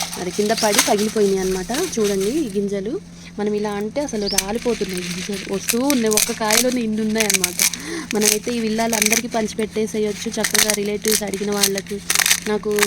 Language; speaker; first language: Telugu; native; Telugu